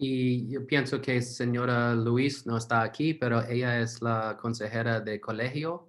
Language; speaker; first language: Spanish; non-native, learner; English